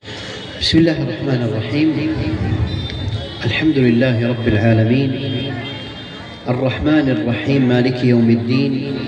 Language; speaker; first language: Arabic; native; Arabic